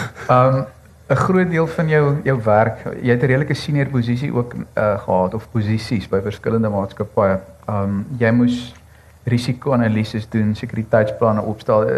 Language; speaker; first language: Afrikaans; native; Afrikaans